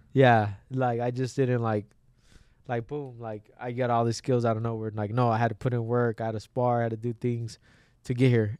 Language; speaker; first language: English; native; English